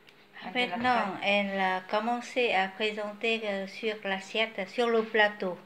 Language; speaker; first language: French; non-native, fluent; Vietnamese